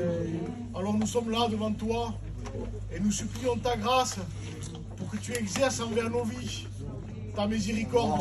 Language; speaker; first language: French; native; French